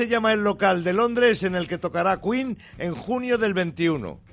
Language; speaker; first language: Spanish; native; Spanish